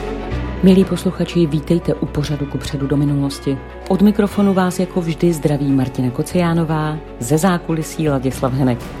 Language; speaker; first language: Czech; native; Czech